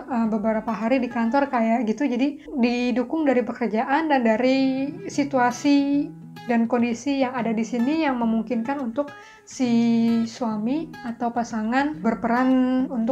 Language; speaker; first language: Indonesian; native; Indonesian